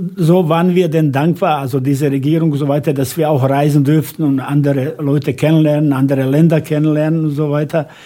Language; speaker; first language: German; non-native, fluent; Bosnian